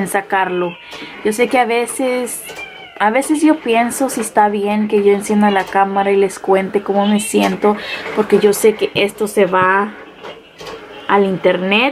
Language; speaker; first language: Spanish; early bilingual, heritage; Spanish